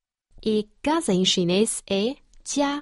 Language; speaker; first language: Portuguese; non-native, fluent; Chinese